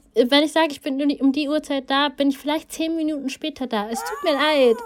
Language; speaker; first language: German; early bilingual, other home language; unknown